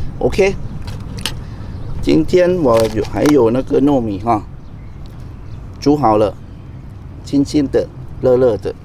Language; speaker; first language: Chinese; non-native, learner; Thai